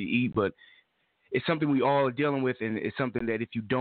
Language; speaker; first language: English; native; English